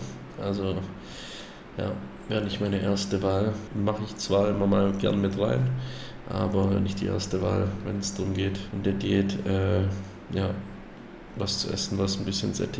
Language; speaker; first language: German; native; German